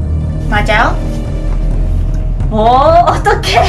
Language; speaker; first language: Korean; non-native, learner; Chinese